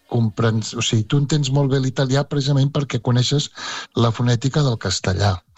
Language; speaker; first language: Catalan; native; Catalan